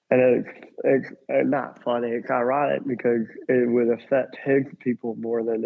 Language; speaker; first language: English; native; English